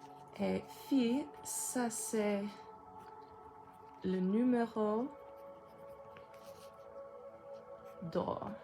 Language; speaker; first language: French; non-native, learner; English